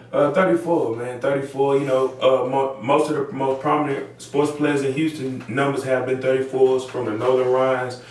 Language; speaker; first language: English; native; English